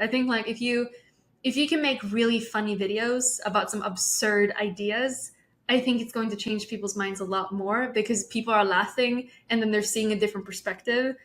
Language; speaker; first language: English; non-native, fluent; Swedish